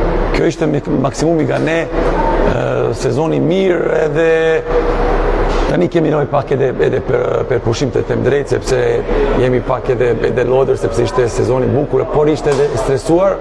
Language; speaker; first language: Albanian; non-native, learner; Serbian